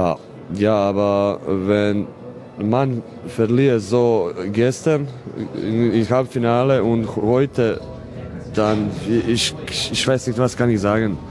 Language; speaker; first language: German; non-native, fluent; Croatian